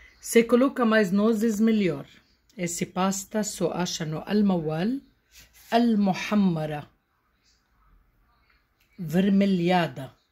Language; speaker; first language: Portuguese; non-native, learner; Arabic